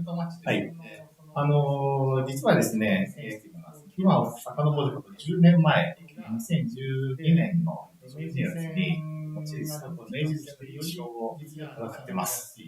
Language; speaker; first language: Japanese; native; Japanese